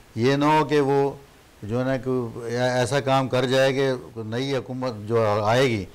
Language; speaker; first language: Urdu; native; Urdu